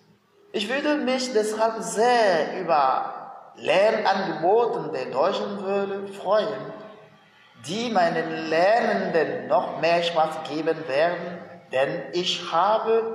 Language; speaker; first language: German; non-native, fluent; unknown